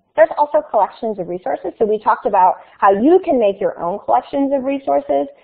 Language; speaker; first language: English; native; English